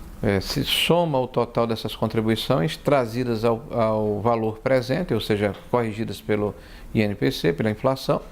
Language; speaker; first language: Portuguese; native; Portuguese